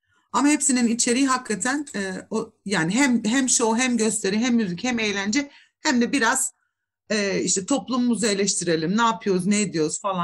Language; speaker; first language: Turkish; native; Turkish